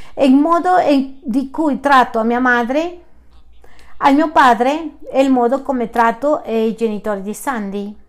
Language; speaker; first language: Italian; non-native, fluent; Spanish